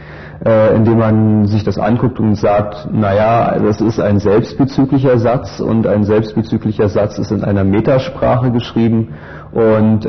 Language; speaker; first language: German; native; German